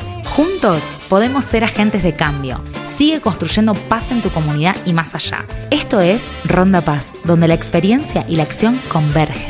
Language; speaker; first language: Spanish; native; Spanish